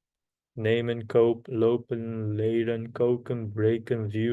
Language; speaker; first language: Dutch; non-native, learner; Korean